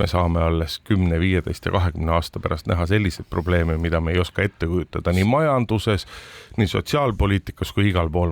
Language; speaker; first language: Estonian; native; Estonian